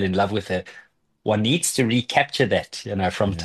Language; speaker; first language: English; native; English